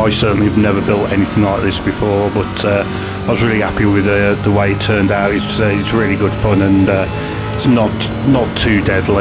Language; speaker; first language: English; native; English